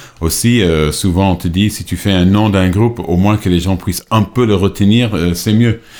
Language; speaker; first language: French; non-native, fluent; English